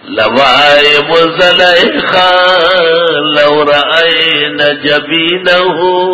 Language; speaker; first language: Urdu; non-native, local second language; Pashto